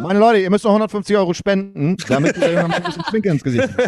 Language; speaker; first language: German; native; German